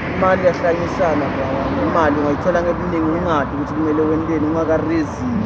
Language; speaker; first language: Zulu; native; Zulu